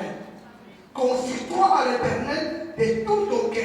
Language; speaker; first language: French; non-native, local second language; Lingala